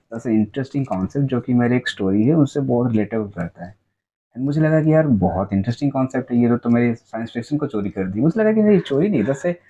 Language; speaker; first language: Hindi; non-native, local second language; Odia